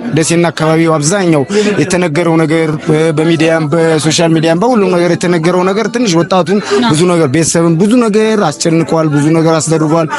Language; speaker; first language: Amharic; native; Amharic